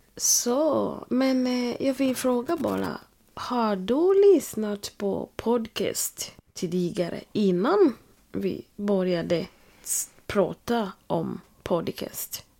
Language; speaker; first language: Swedish; non-native, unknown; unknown